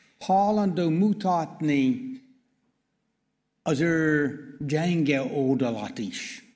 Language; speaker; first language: Hungarian; non-native, learner; English